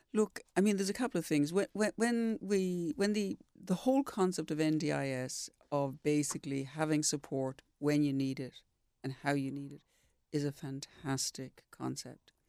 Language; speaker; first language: English; native; English